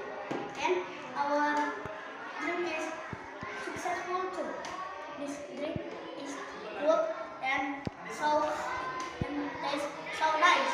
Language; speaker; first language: English; non-native, learner; Indonesian